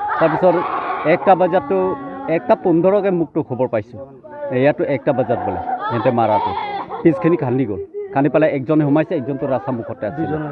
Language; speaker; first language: Assamese; non-native, local second language; Karbi